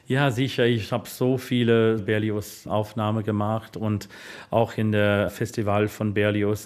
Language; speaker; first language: German; non-native, fluent; English